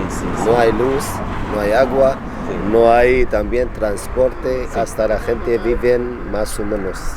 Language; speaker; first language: Spanish; non-native, learner; Arabic